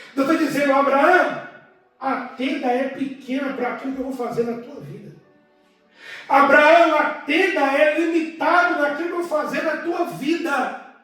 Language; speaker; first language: Portuguese; native; Portuguese